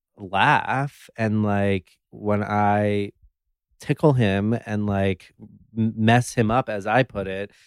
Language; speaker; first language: English; native; English